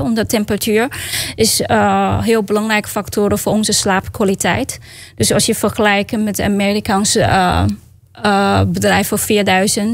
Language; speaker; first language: Dutch; non-native, fluent; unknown